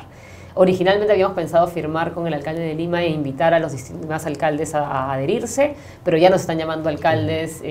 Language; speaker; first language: Spanish; native; Spanish